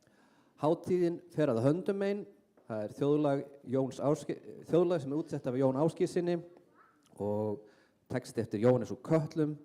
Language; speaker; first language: Icelandic; native; Icelandic